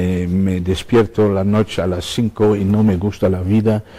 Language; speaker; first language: Spanish; non-native, fluent; Dutch